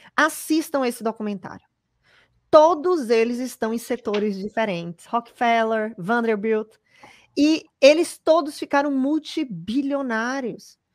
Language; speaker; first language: Portuguese; native; Portuguese